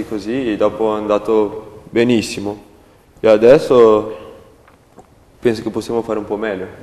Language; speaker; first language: Italian; non-native, learner; Portuguese